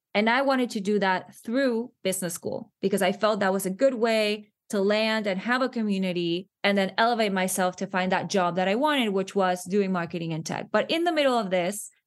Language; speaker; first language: English; non-native, fluent; Spanish